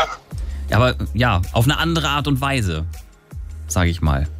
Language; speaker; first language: German; native; German